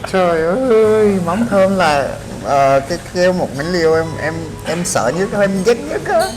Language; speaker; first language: Vietnamese; non-native, fluent; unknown